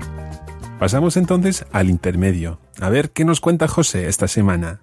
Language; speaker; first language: Spanish; non-native, fluent; English